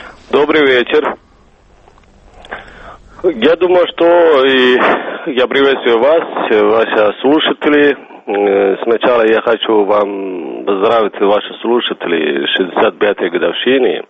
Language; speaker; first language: Russian; non-native, fluent; Somali